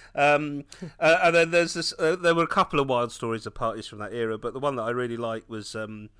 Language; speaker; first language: English; early bilingual, other home language; Hindi